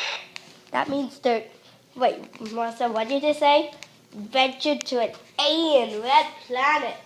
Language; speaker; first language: English; native; English